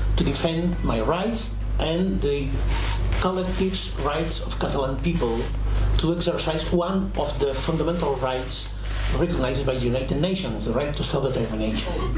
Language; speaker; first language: English; non-native, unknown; Catalan